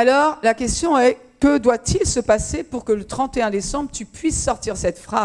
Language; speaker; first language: French; native; French